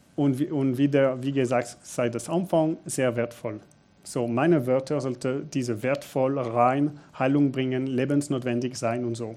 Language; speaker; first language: German; non-native, fluent; French